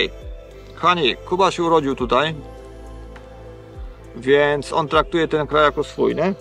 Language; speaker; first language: Polish; native; Polish